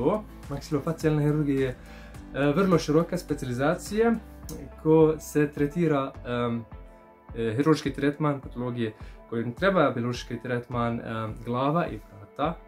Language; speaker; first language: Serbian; non-native, learner; Arabic